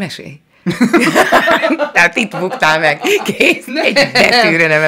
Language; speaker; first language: Hungarian; native; Hungarian